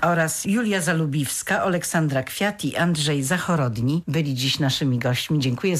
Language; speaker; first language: Polish; native; Polish